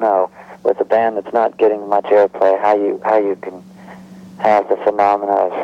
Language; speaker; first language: English; native; English